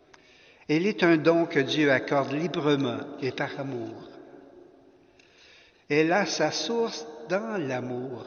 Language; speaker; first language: French; native; French